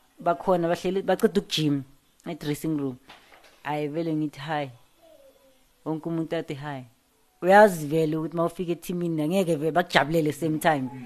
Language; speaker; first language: Zulu; non-native, local second language; South Ndebele